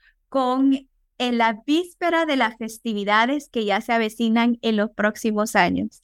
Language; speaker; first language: Spanish; native; Spanish